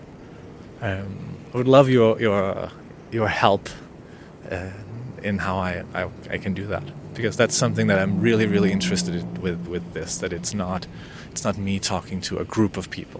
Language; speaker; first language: English; non-native, fluent; Danish